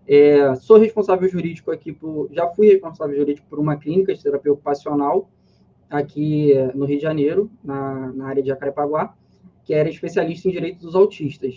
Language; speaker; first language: Portuguese; native; Portuguese